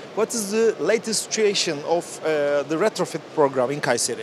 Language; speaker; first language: English; non-native, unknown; Turkish